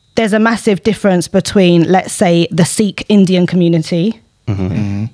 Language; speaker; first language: English; native; English